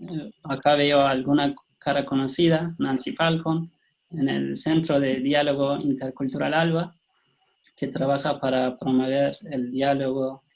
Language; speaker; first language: Spanish; non-native, fluent; Turkish